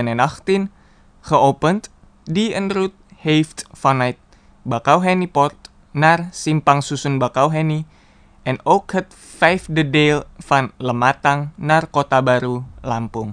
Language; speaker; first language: Dutch; non-native, fluent; Indonesian